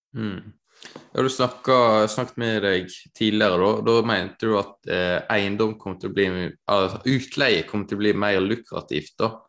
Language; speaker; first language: Norwegian; native; Norwegian